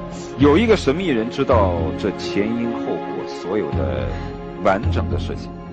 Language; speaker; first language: Chinese; native; Chinese